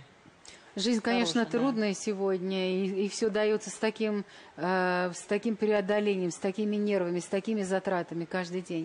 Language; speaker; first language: Russian; native; Russian